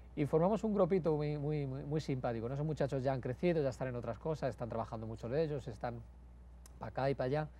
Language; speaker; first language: Spanish; native; Spanish